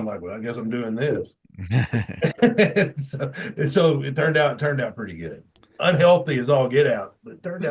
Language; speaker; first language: English; native; English